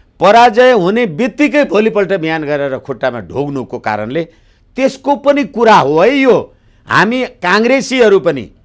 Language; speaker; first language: Nepali; native; Nepali